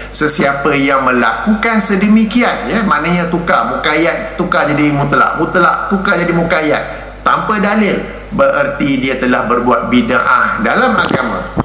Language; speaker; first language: Malay; native; Malay